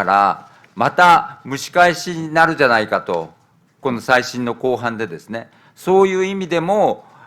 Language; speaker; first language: Japanese; native; Japanese